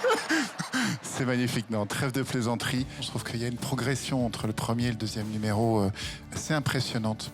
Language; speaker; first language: French; native; French